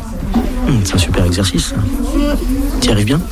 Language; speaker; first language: French; native; French